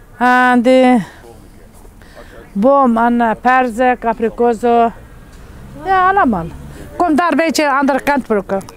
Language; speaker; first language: Dutch; non-native, learner; Turkish